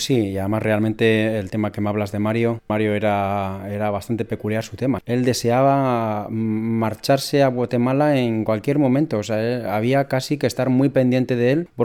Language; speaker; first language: Spanish; native; Spanish